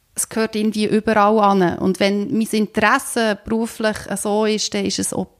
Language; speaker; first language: German; native; German